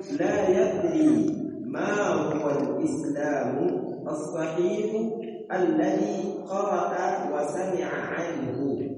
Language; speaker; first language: Arabic; non-native, fluent; Rundi